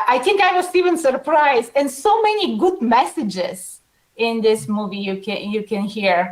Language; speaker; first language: English; non-native, fluent; Bulgarian